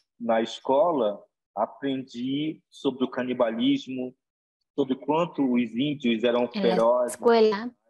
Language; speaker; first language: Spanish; non-native, learner; Portuguese